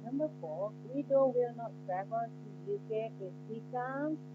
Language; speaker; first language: English; non-native, fluent; Indonesian